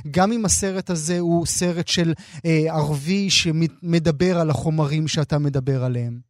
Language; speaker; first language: Hebrew; native; Hebrew